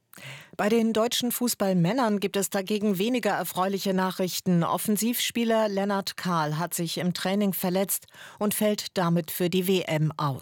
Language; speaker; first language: German; native; German